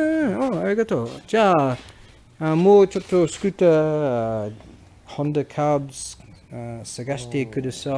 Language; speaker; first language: Japanese; non-native, learner; English